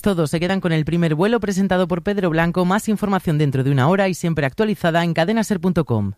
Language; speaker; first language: Spanish; native; Spanish